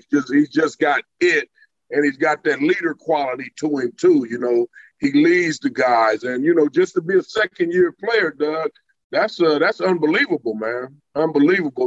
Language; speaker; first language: English; native; English